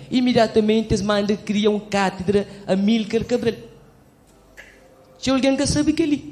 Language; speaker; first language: Portuguese; non-native, local second language; Kabuverdianu